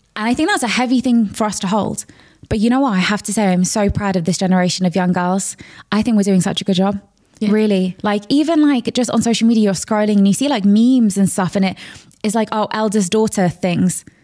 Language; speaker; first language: English; native; English